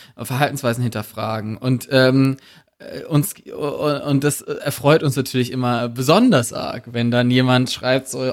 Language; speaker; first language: German; native; German